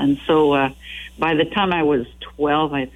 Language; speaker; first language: English; non-native, fluent; French